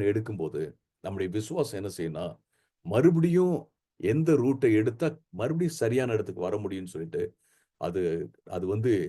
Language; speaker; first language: Tamil; native; Tamil